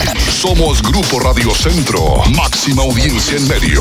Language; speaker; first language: Spanish; native; Spanish